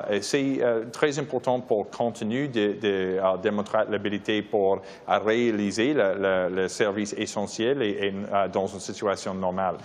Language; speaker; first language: French; non-native, local second language; English